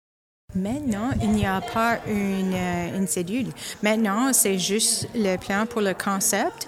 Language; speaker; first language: French; non-native, local second language; English